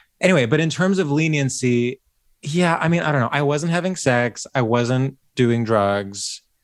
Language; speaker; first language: English; early bilingual, other home language; Greek